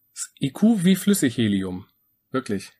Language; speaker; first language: German; native; German